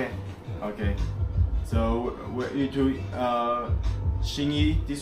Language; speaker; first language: English; non-native, learner; Chinese